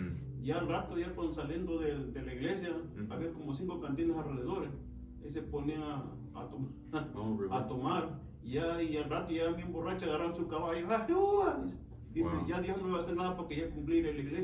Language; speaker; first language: Spanish; early bilingual, heritage; Spanish